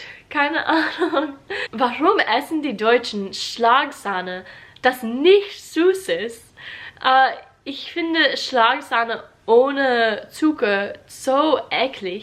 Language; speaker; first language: German; non-native, learner; English